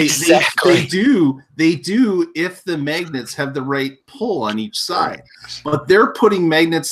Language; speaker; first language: English; native; English